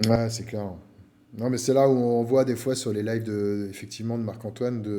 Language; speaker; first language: French; native; French